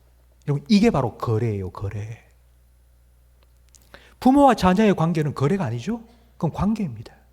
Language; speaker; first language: Korean; native; Korean